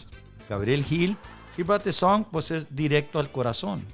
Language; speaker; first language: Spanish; early bilingual, heritage; Spanish